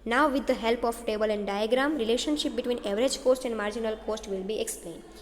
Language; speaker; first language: English; non-native, local second language; Gujarati